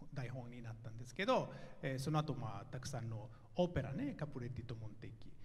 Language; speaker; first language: Japanese; non-native, fluent; Italian